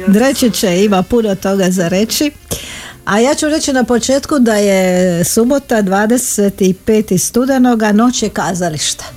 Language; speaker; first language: Croatian; native; Croatian